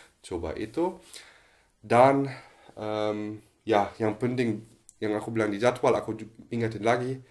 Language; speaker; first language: Indonesian; non-native, fluent; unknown